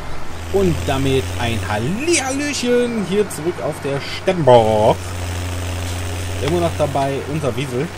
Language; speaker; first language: German; native; German